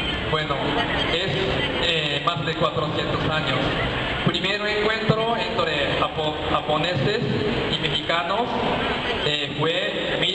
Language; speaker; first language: Spanish; non-native, learner; Japanese